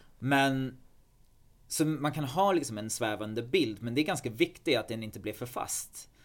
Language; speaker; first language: Swedish; non-native, fluent; English